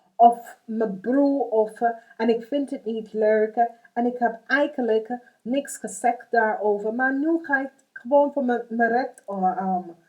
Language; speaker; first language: Dutch; non-native, fluent; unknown